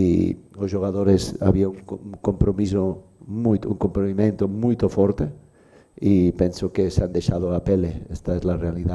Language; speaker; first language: Portuguese; non-native, learner; Spanish